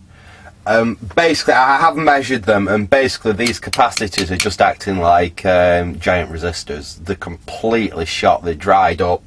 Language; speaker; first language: English; native; English